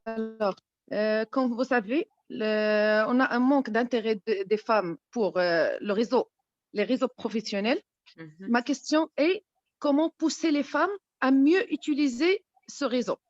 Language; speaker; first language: French; non-native, local second language; Arabic